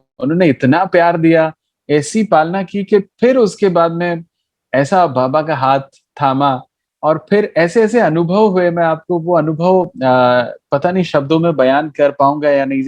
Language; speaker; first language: Hindi; native; Hindi